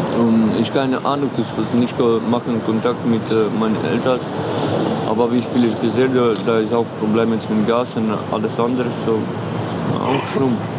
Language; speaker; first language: German; non-native, learner; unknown